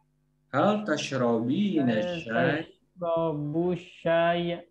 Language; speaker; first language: Arabic; non-native, learner; Indonesian